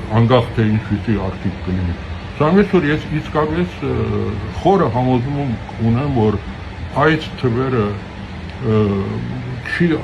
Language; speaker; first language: Armenian; early bilingual, heritage; Armenian